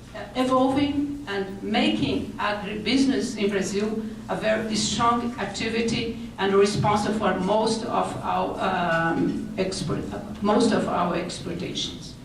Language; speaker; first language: English; non-native, fluent; Portuguese